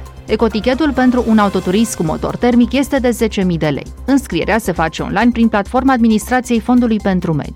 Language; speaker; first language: Romanian; native; Romanian